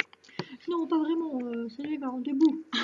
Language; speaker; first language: French; native; French